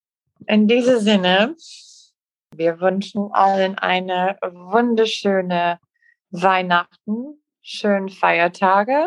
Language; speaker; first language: German; non-native, fluent; English